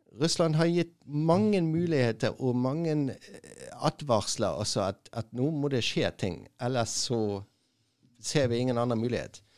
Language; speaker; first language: Norwegian; non-native, fluent; German